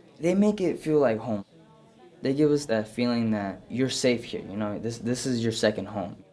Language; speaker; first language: English; native; English